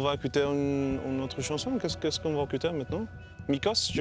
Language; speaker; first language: French; non-native, learner; Spanish